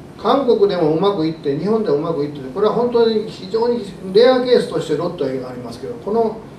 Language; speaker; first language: Japanese; native; Japanese